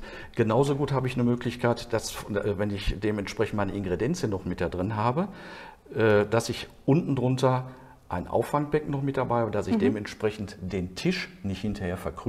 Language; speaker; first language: German; native; German